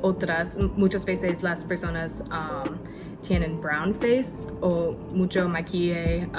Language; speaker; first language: Spanish; non-native, learner; English